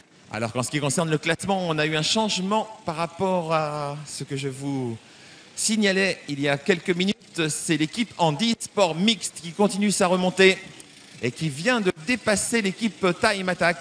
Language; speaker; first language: French; native; French